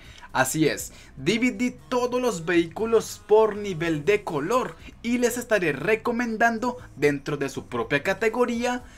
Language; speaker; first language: Spanish; native; Spanish